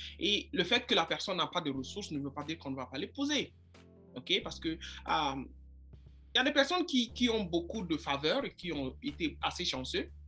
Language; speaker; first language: French; non-native, fluent; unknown